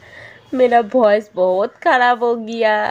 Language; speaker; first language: Hindi; non-native, local second language; Bangla